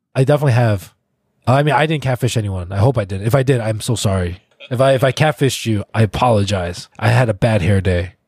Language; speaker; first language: English; early bilingual, other home language; Korean